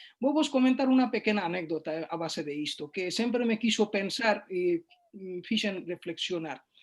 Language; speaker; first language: Galician; non-native, fluent; Bangla